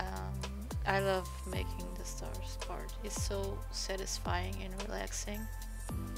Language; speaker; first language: English; non-native, fluent; Portuguese